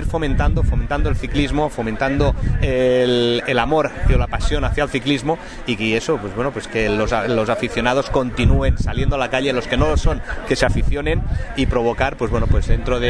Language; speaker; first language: Spanish; native; Spanish